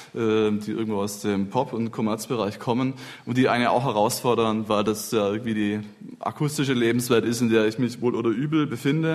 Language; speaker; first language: German; native; German